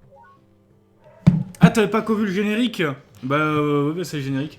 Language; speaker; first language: French; native; French